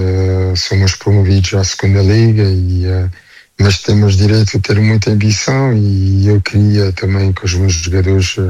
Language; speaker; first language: Portuguese; early bilingual, heritage; French